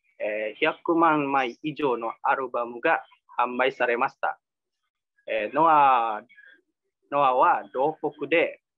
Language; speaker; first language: Japanese; non-native, learner; Indonesian